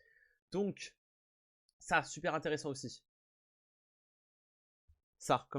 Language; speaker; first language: French; native; French